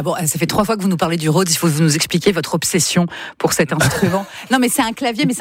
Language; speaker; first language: French; native; French